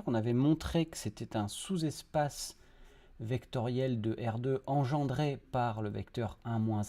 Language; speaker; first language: French; native; French